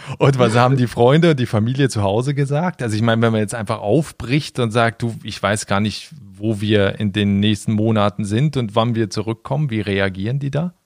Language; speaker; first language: German; native; German